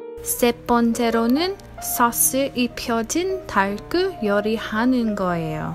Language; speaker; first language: Korean; non-native, learner; English